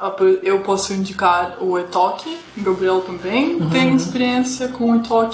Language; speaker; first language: Portuguese; non-native, fluent; Russian